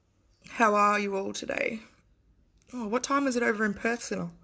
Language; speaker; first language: English; native; English